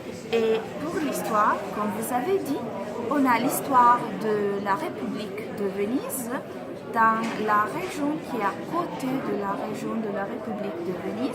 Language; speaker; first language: French; non-native, fluent; Italian